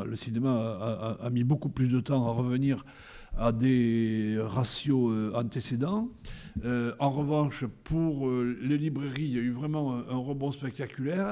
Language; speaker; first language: French; native; French